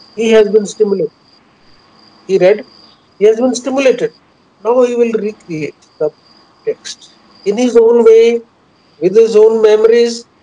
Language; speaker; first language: English; non-native, local second language; Punjabi